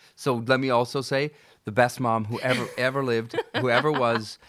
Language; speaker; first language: English; native; English